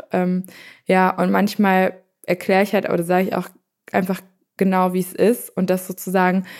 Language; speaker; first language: German; native; German